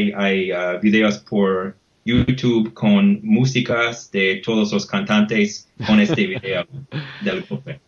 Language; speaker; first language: Spanish; non-native, fluent; English